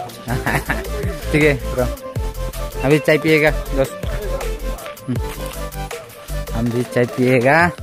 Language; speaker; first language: Hindi; non-native, local second language; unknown